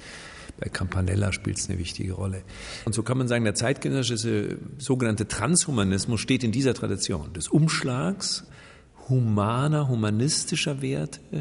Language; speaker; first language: German; native; German